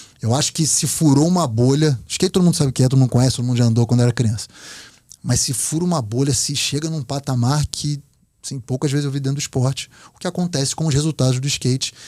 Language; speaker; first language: Portuguese; native; Portuguese